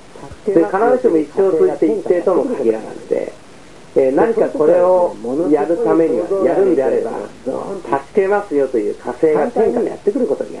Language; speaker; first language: Japanese; native; Japanese